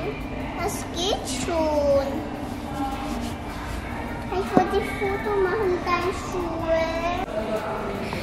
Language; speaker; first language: German; early bilingual, other home language; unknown